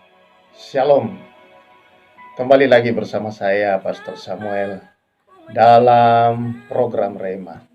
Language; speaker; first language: Indonesian; native; Indonesian